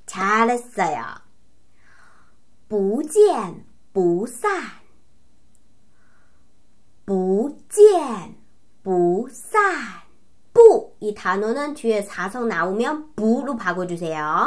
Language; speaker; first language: Korean; non-native, fluent; Chinese